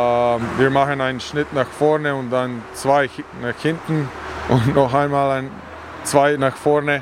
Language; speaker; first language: German; non-native, learner; English